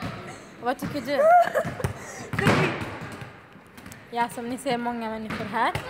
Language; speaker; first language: Swedish; early bilingual, other home language; Arabic